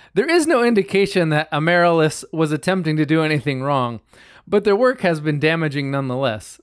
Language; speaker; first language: English; native; English